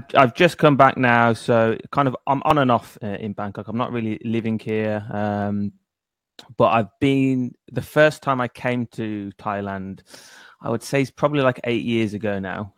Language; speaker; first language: English; native; English